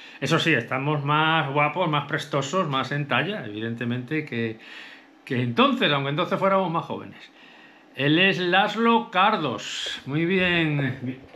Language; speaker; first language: Spanish; native; Spanish